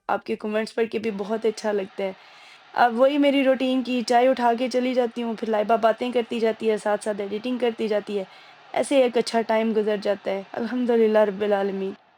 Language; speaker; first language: Urdu; non-native, local second language; Punjabi